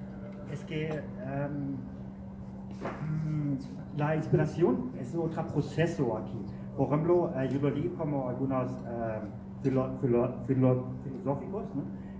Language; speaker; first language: Spanish; non-native, learner; German